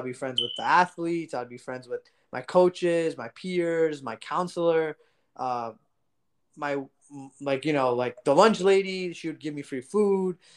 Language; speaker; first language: English; early bilingual, other home language; Gujarati